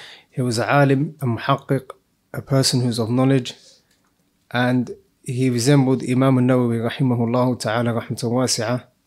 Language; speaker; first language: English; native; English